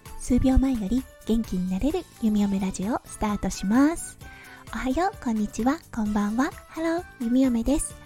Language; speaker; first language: Japanese; native; Japanese